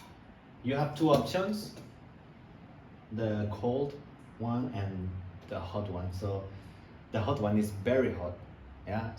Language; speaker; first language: English; non-native, learner; Spanish